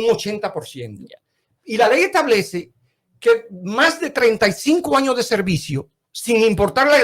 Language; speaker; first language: Spanish; native; Spanish